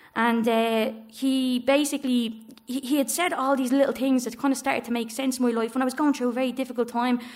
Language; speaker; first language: English; native; English